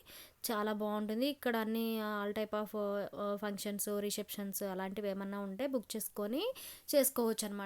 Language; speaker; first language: Telugu; native; Telugu